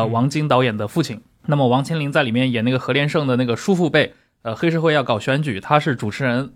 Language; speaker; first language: Chinese; native; Chinese